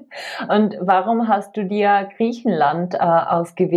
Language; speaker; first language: German; non-native, fluent; Czech